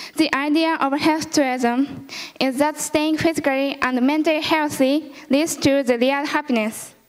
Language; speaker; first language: English; early bilingual, other home language; Japanese